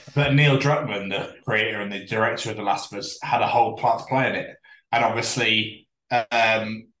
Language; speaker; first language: English; native; English